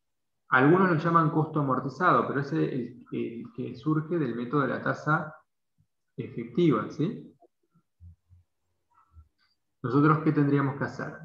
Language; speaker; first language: Spanish; native; Spanish